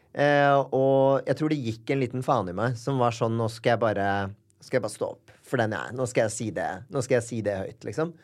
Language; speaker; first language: Norwegian; native; Norwegian